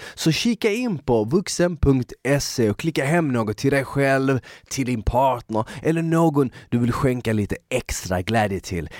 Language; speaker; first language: Swedish; early bilingual, other home language; Bosnian